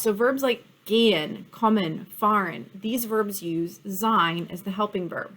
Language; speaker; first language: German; non-native, fluent; English